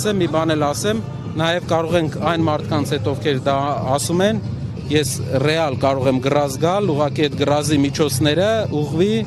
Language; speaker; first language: Armenian; native; Armenian